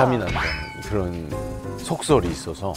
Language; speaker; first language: Korean; native; Korean